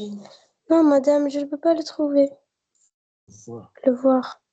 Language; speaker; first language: French; non-native, learner; Arabic